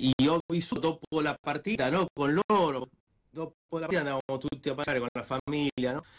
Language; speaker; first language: Italian; non-native, fluent; Spanish